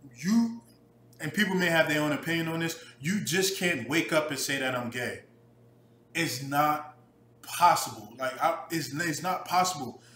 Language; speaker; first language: English; native; English